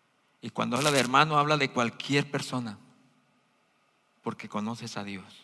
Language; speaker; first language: Spanish; native; Spanish